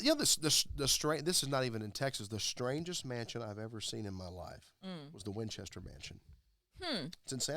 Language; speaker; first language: English; native; English